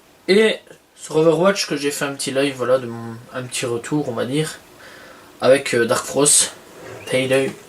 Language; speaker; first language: French; native; French